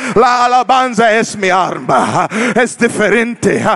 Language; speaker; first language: Spanish; non-native, learner; English